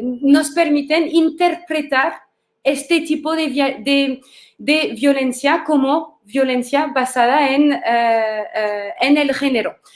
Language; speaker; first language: Spanish; non-native, fluent; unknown